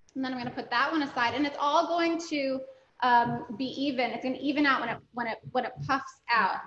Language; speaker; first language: English; native; English